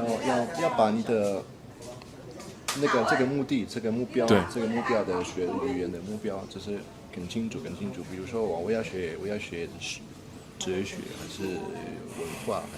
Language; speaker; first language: Chinese; non-native, fluent; Spanish